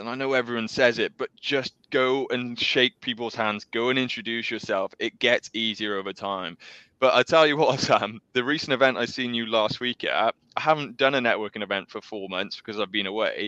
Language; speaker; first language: English; native; English